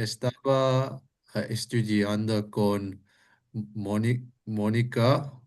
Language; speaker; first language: Spanish; non-native, learner; English